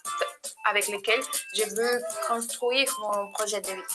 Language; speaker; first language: French; non-native, learner; Spanish